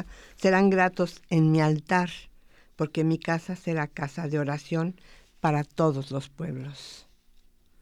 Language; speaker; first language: Spanish; native; Spanish